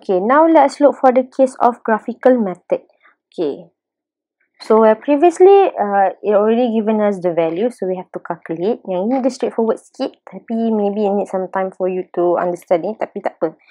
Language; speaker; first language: English; non-native, local second language; Malay